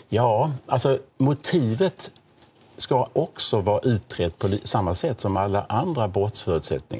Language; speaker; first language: Swedish; native; Swedish